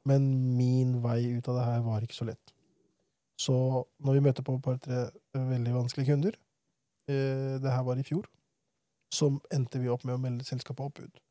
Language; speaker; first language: Norwegian; early bilingual, other home language; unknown